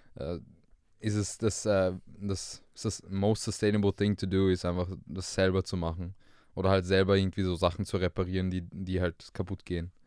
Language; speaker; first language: German; early bilingual, other home language; English